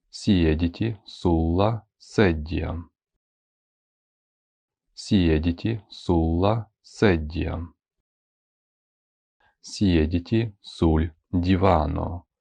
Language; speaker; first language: Italian; non-native, fluent; Ukrainian